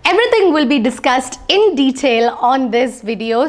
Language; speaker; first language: English; non-native, local second language; Malayalam